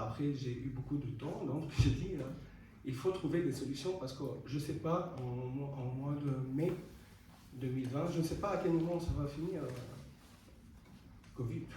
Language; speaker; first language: French; non-native, fluent; Arabic